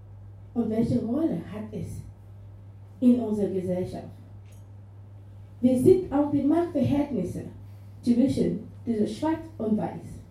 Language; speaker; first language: German; non-native, fluent; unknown